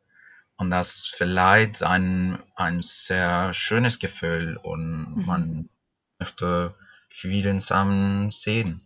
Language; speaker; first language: German; non-native, fluent; Spanish